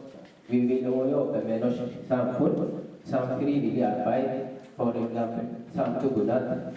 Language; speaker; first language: Norwegian; non-native, learner; Oromo